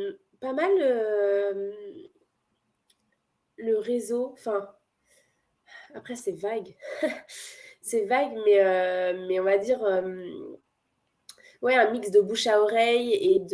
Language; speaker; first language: French; native; French